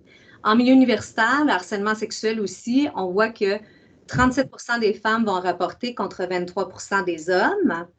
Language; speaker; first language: French; native; French